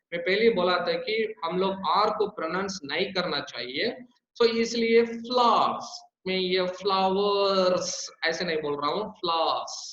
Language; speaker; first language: Hindi; non-native, local second language; Tamil